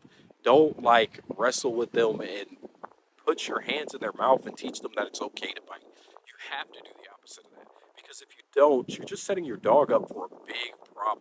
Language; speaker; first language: English; native; English